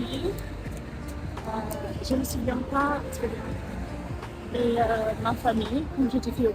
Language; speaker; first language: French; non-native, fluent; German